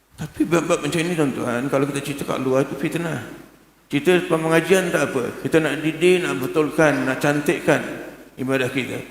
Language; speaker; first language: Malay; native; Malay